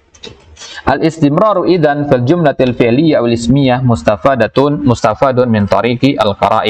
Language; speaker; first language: Arabic; non-native, fluent; Indonesian